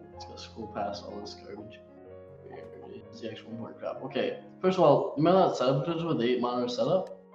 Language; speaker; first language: English; native; English